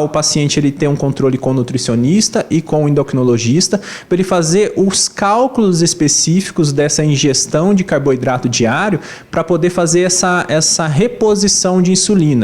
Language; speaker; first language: Portuguese; native; Portuguese